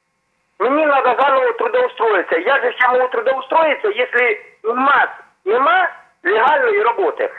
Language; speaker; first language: Ukrainian; non-native, local second language; Russian